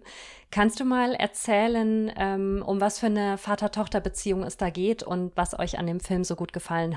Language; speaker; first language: German; native; German